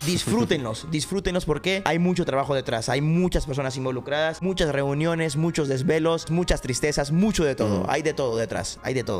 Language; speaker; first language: Spanish; native; Spanish